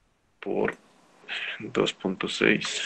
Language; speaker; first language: Spanish; native; Spanish